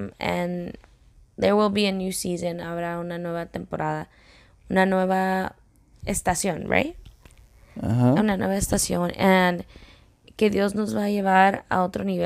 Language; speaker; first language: Spanish; early bilingual, heritage; Spanish